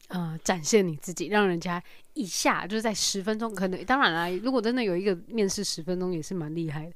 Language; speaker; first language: Chinese; native; Chinese